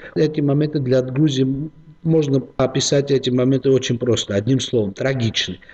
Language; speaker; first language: Russian; non-native, local second language; Georgian